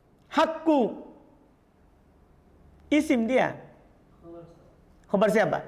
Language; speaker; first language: Indonesian; native; Indonesian